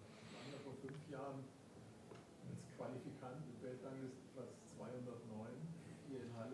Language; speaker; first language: German; native; German